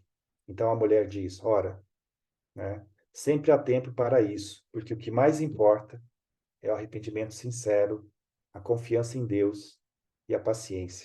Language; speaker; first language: Portuguese; native; Portuguese